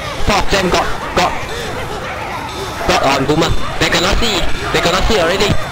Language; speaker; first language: English; non-native, local second language; Chinese